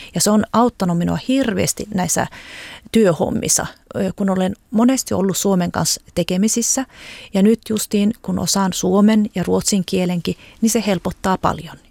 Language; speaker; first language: Finnish; early bilingual, heritage; Finnish